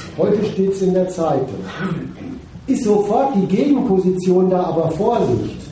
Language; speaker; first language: German; native; German